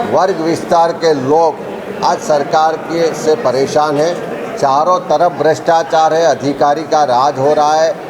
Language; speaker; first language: Hindi; non-native, local second language; Gujarati